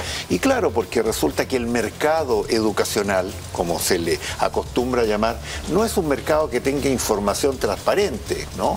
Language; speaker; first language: Spanish; native; Spanish